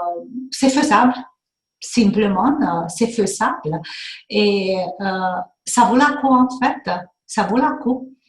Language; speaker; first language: French; non-native, fluent; Hungarian